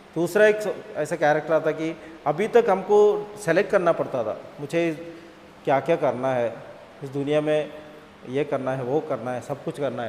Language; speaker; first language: Hindi; non-native, local second language; Malayalam